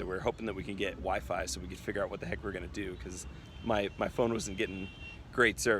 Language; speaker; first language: English; native; English